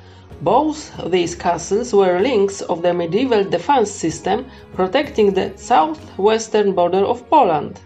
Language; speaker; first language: English; non-native, fluent; Polish